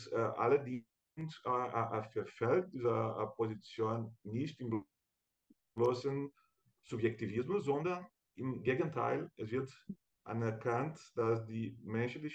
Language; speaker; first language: German; non-native, fluent; Portuguese